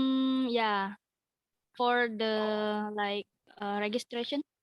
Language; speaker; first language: English; non-native, learner; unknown